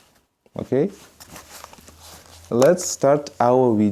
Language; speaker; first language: English; non-native, learner; Russian